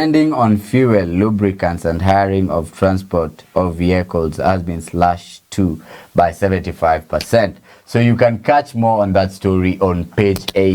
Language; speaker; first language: English; non-native, local second language; Swahili